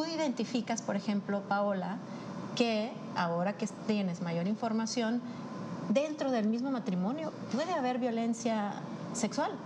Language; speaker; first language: Spanish; native; Spanish